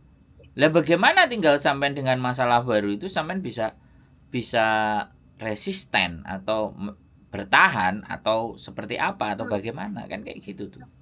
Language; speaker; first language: Indonesian; non-native, local second language; Javanese